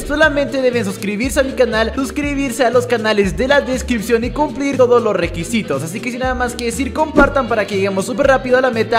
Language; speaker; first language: Spanish; native; Spanish